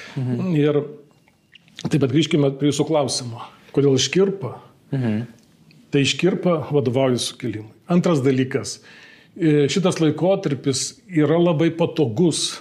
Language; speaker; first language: Lithuanian; native; Lithuanian